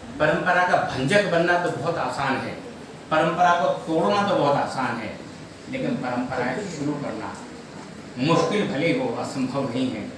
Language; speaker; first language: Hindi; native; Hindi